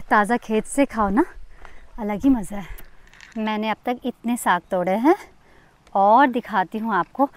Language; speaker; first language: Hindi; native; Hindi